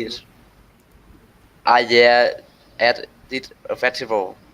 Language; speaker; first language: English; non-native, learner; Vietnamese